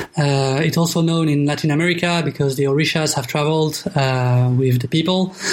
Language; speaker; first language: English; non-native, fluent; French